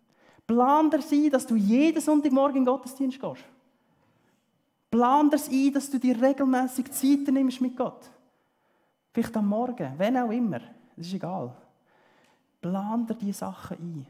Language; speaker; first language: German; early bilingual, heritage; German